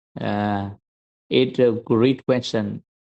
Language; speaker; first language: English; non-native, learner; Vietnamese